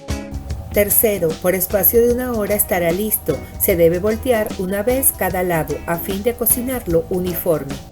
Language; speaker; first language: Spanish; native; Spanish